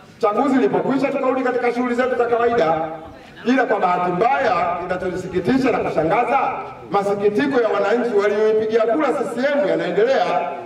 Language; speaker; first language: Swahili; native; Swahili